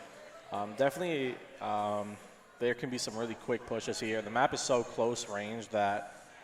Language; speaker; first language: English; native; English